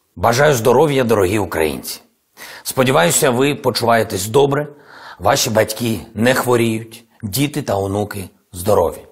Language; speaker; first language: Ukrainian; non-native, local second language; Russian